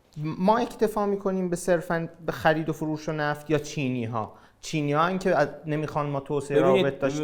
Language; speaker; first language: Persian; native; Persian